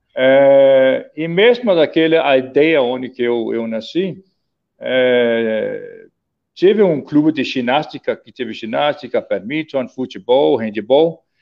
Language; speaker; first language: Portuguese; non-native, fluent; Danish